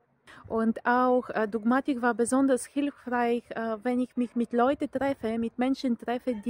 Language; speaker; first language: German; non-native, fluent; Bulgarian